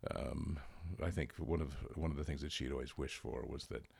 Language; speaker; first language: English; native; English